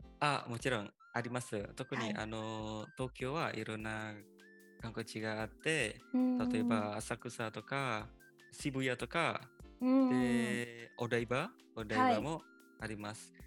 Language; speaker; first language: Japanese; non-native, fluent; Indonesian